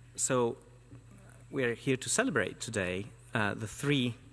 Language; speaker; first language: English; non-native, fluent; Italian